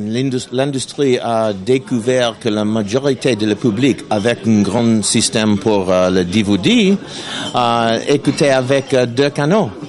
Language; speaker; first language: French; non-native, learner; English